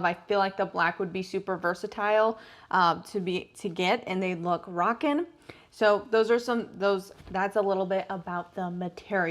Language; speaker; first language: English; native; English